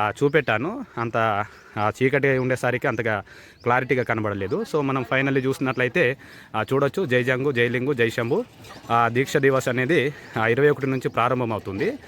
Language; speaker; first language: Telugu; non-native, local second language; Gondi